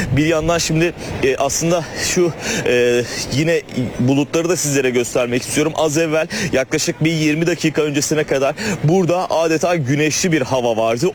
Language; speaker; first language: Turkish; native; Turkish